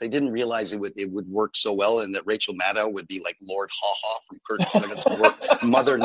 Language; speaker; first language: English; non-native, fluent; French